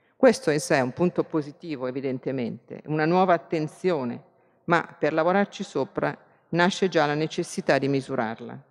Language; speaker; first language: Italian; native; Italian